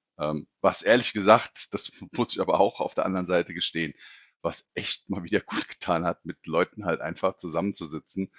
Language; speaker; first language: German; native; German